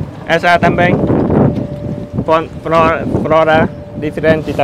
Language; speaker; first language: Portuguese; non-native, learner; Vietnamese